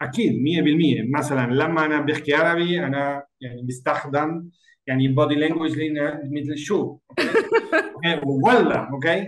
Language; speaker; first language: Arabic; non-native, learner; Spanish